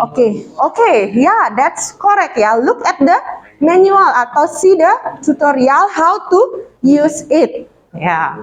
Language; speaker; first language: English; non-native, fluent; Indonesian